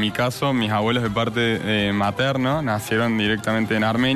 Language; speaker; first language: Spanish; native; Spanish